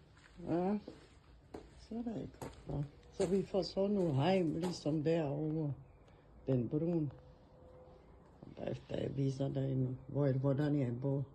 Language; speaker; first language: Danish; non-native, learner; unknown